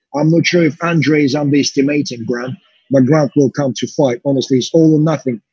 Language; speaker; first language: English; non-native, fluent; Russian